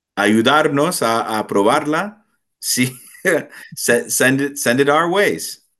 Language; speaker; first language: Spanish; non-native, fluent; English